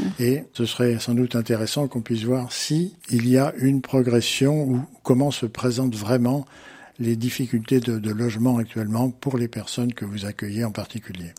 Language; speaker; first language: French; native; French